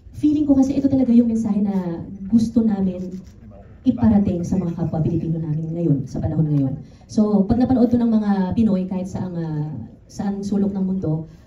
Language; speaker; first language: Filipino; native; Filipino